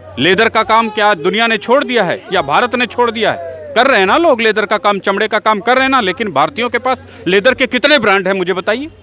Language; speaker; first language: Hindi; native; Hindi